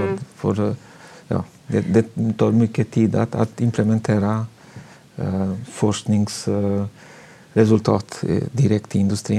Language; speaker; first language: Swedish; non-native, fluent; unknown